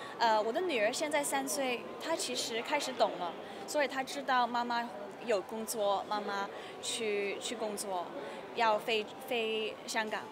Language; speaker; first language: Chinese; early bilingual, heritage; Cantonese